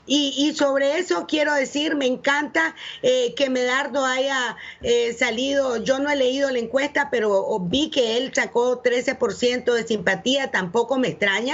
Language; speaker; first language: Spanish; native; Spanish